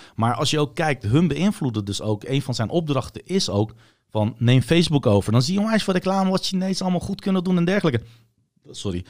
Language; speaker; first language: Dutch; early bilingual, other home language; Bosnian